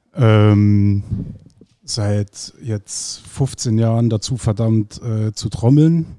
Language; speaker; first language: German; non-native, fluent; Icelandic